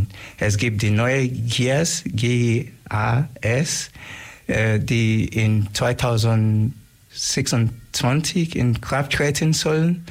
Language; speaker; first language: German; non-native, learner; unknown